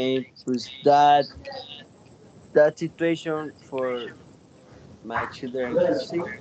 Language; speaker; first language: English; non-native, learner; Spanish